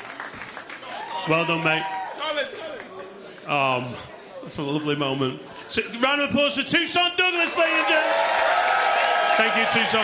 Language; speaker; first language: English; native; English